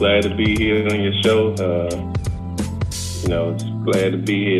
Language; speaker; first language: English; native; English